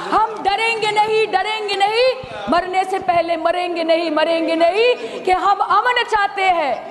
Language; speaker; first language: Hindi; non-native, local second language; Bangla